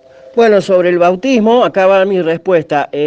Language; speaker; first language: Spanish; native; Spanish